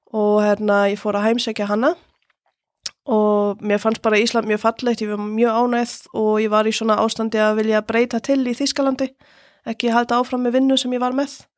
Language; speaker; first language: Icelandic; non-native, fluent; German